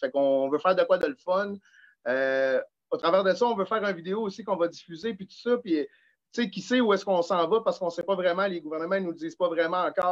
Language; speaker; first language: French; native; French